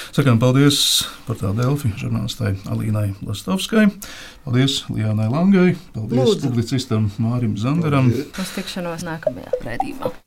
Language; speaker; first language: Latvian; non-native, local second language; Russian